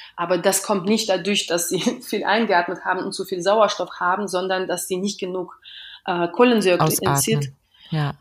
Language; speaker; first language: German; non-native, fluent; Russian